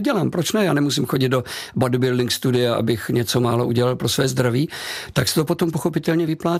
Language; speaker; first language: Czech; native; Czech